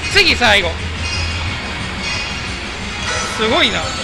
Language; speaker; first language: Japanese; native; Japanese